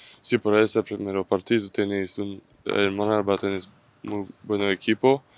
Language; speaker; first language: Spanish; non-native, learner; French